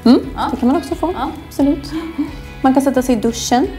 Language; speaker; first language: Swedish; native; Swedish